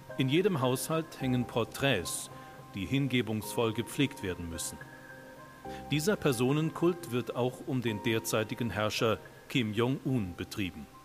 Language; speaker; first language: German; native; German